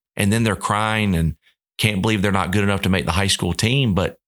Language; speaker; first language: English; native; English